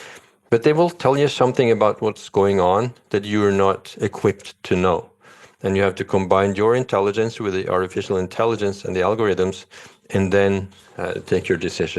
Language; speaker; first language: English; non-native, fluent; Norwegian